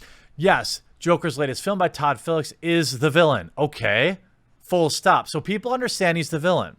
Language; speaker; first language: English; native; English